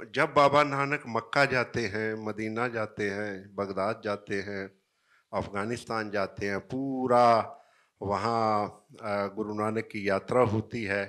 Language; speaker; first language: Hindi; native; Hindi